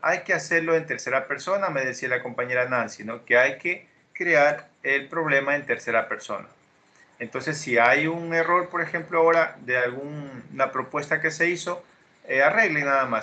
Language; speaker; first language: Spanish; native; Spanish